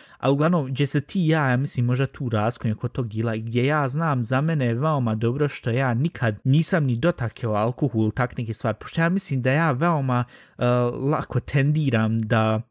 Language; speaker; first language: Bosnian; native; Bosnian